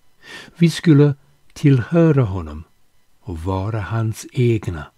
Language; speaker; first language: Swedish; non-native, fluent; English